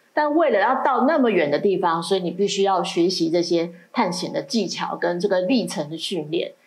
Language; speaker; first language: Chinese; native; Chinese